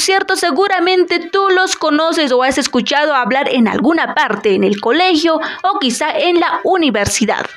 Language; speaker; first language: Spanish; native; Spanish